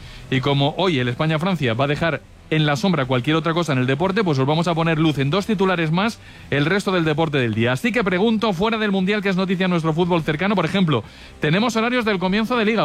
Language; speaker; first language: Spanish; native; Spanish